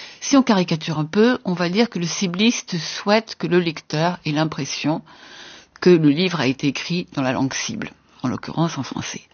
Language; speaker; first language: French; native; French